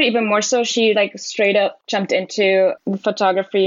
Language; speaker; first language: English; non-native, fluent; German